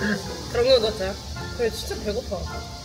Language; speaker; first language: Korean; non-native, learner; German